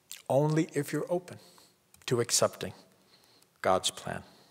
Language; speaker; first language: English; native; English